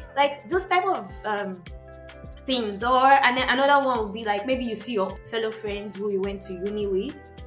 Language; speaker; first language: English; non-native, local second language; Yoruba